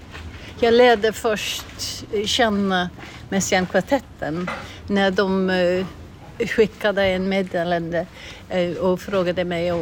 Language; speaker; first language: Swedish; non-native, learner; English